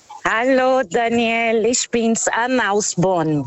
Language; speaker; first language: German; non-native, learner; Portuguese